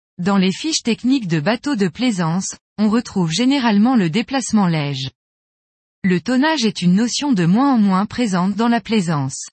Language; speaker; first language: French; native; French